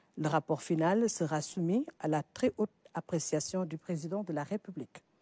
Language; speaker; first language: French; non-native, local second language; Wolof